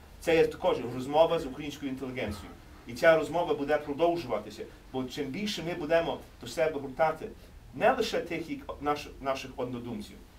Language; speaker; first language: Ukrainian; early bilingual, heritage; English